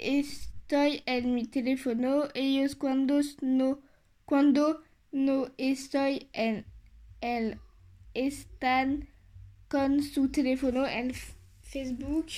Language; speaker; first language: Spanish; non-native, learner; French